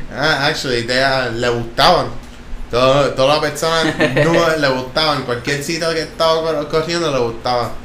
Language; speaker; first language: Spanish; early bilingual, heritage; Spanish